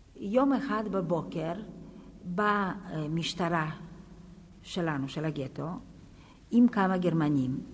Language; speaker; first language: Hebrew; non-native, fluent; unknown